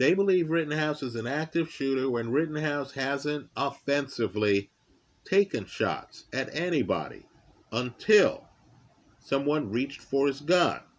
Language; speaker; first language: English; native; English